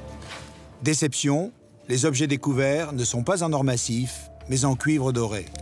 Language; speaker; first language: French; native; French